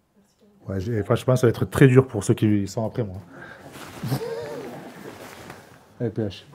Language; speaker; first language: French; native; French